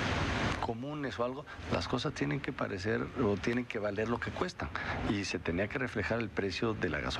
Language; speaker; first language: Spanish; native; Spanish